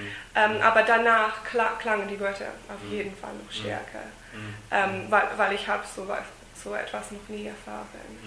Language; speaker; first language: German; non-native, fluent; English